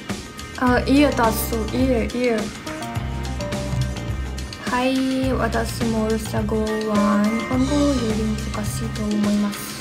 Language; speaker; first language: Japanese; non-native, learner; Russian